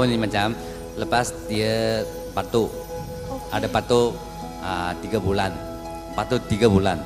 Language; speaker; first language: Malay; non-native, local second language; Chinese